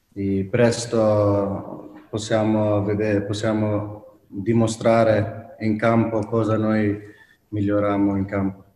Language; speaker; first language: Italian; non-native, fluent; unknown